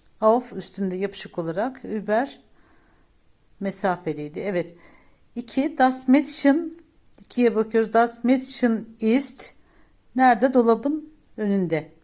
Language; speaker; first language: Turkish; native; Turkish